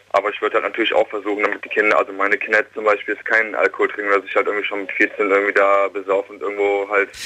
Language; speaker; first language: German; native; German